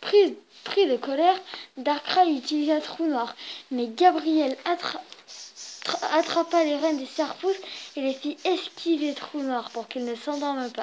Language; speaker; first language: French; native; French